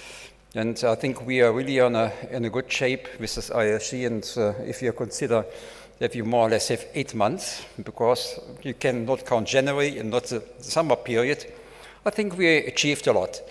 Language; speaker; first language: English; non-native, fluent; German